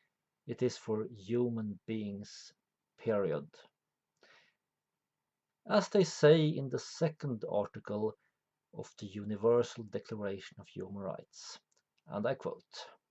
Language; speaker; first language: English; non-native, fluent; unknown